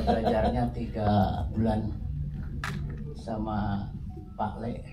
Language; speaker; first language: Indonesian; non-native, local second language; Sundanese